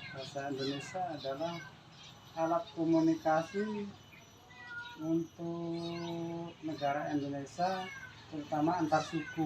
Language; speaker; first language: Indonesian; non-native, local second language; Javanese